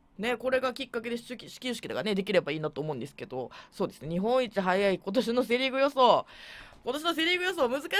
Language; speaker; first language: Japanese; native; Japanese